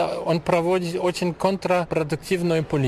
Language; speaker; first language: Russian; non-native, fluent; German